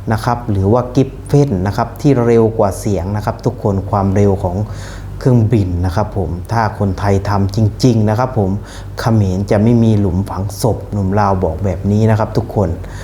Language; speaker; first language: Thai; native; Thai